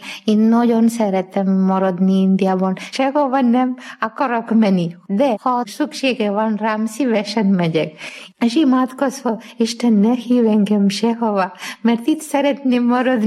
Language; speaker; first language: Hungarian; non-native, fluent; Malayalam